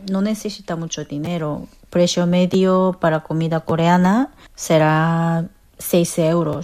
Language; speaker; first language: Spanish; non-native, fluent; Korean